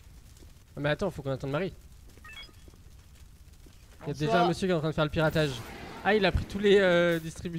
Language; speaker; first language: French; native; French